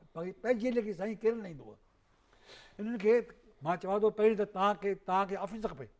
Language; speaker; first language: Sindhi; native; Sindhi